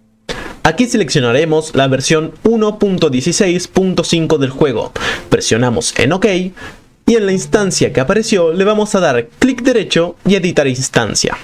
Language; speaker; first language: Spanish; native; Spanish